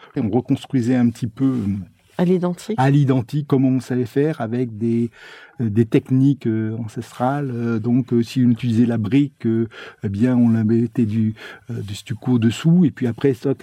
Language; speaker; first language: French; native; French